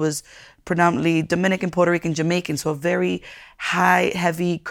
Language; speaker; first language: English; early bilingual, other home language; Spanish